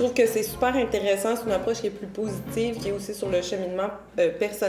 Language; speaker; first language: French; native; French